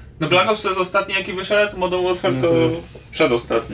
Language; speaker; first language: Polish; native; Polish